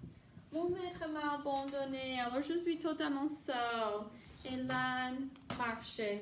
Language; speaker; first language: French; non-native, fluent; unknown